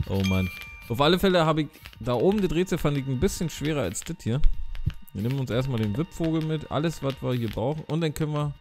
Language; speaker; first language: German; native; German